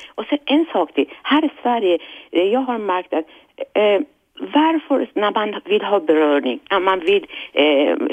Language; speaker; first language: Swedish; non-native, fluent; Persian